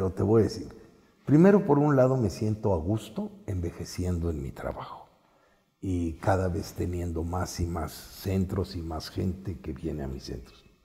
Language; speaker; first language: Spanish; native; Spanish